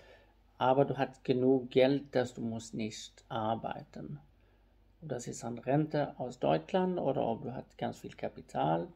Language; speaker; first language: German; non-native, fluent; Swedish